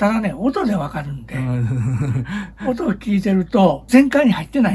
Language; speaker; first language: Japanese; native; Japanese